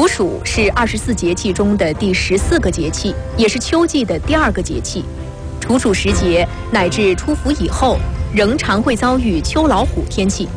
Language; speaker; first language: Chinese; native; Chinese